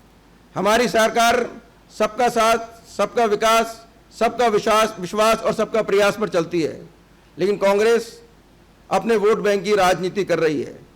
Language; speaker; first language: Hindi; native; Hindi